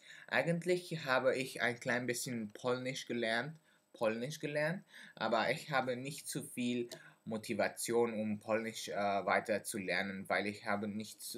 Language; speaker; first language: German; non-native, learner; French